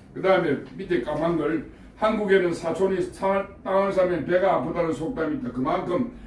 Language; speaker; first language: Korean; native; Korean